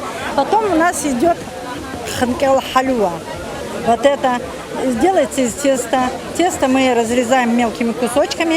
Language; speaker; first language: Russian; non-native, local second language; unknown